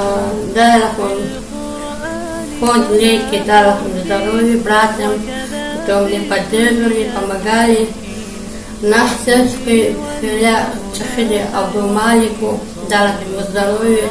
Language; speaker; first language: Russian; non-native, local second language; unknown